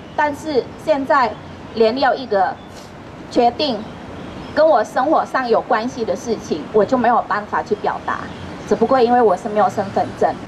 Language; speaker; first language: Chinese; non-native, fluent; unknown